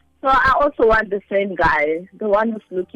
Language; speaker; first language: English; non-native, local second language; Southern Sotho